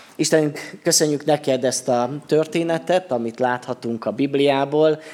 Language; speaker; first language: Hungarian; native; Hungarian